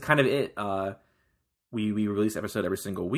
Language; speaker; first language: English; native; English